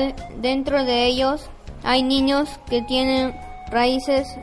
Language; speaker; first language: Spanish; early bilingual, heritage; Spanish